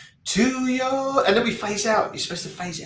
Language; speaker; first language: English; native; English